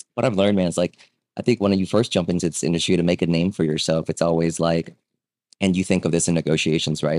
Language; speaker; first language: English; early bilingual, other home language; Vietnamese